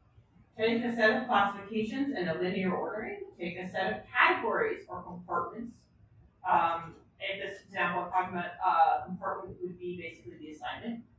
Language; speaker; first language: English; native; English